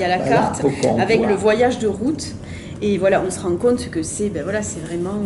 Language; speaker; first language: French; native; French